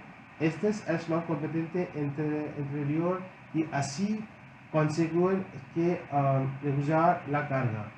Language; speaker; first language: Spanish; non-native, learner; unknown